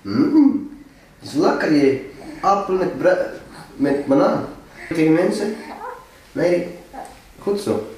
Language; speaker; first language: Dutch; non-native, learner; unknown